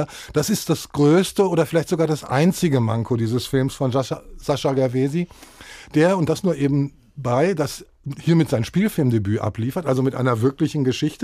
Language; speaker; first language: German; native; German